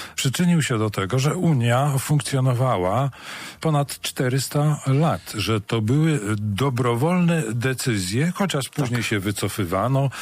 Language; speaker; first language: Polish; native; Polish